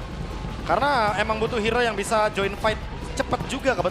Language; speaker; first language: Indonesian; native; Indonesian